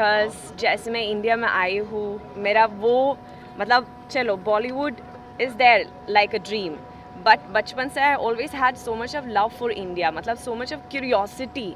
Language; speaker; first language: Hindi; non-native, fluent; Swedish